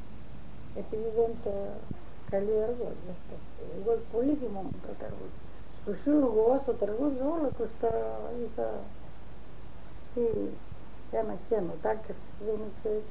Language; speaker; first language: Greek; native; Greek